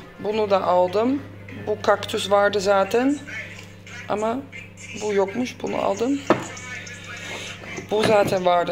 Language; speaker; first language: Turkish; non-native, learner; Dutch